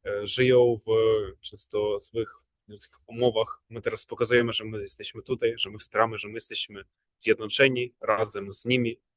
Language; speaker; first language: Polish; non-native, fluent; Ukrainian